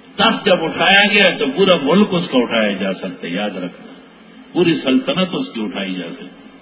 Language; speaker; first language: Urdu; non-native, local second language; Pashto